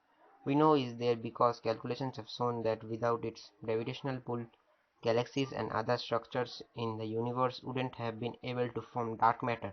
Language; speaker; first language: English; non-native, fluent; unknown